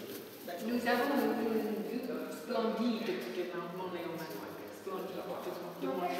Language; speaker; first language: French; non-native, learner; Dutch